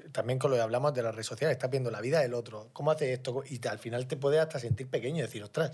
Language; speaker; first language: Spanish; native; Spanish